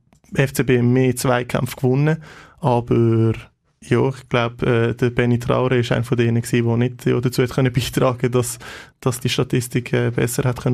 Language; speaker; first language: German; native; German